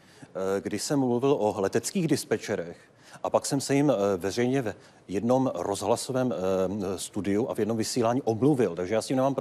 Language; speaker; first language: Czech; native; Czech